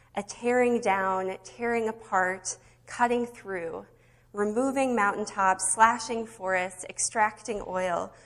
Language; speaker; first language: English; native; English